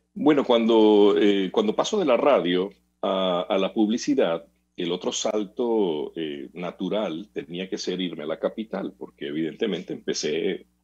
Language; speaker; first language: Spanish; native; Spanish